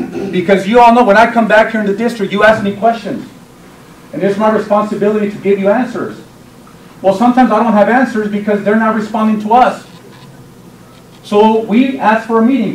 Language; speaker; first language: English; early bilingual, other home language; Spanish